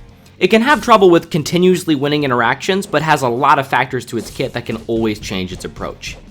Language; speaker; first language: English; native; English